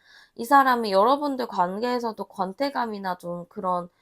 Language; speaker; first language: Korean; native; Korean